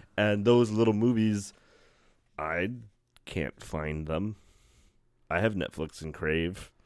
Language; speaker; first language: English; native; English